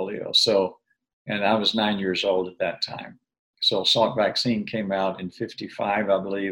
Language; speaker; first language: English; native; English